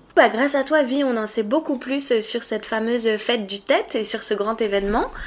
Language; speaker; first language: French; native; French